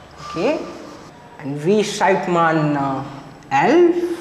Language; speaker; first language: German; non-native, fluent; Marathi